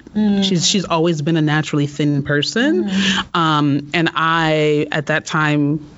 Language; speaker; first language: English; native; English